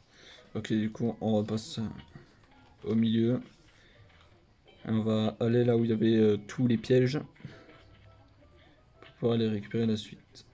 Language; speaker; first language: French; native; French